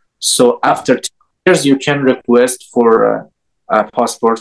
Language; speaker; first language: English; non-native, learner; Persian